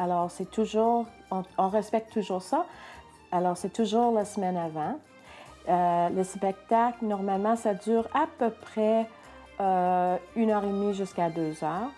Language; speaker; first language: French; non-native, local second language; English